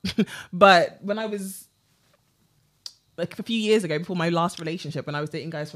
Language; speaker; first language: English; native; English